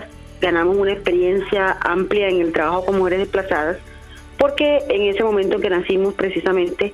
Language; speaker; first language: Spanish; native; Spanish